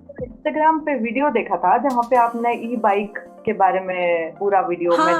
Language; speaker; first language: Hindi; native; Hindi